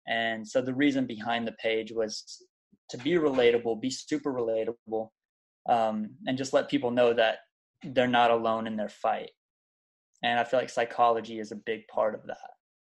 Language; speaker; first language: English; early bilingual, other home language; German